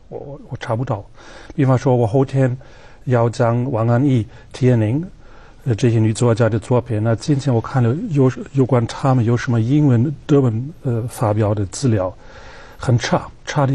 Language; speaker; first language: Chinese; non-native, fluent; German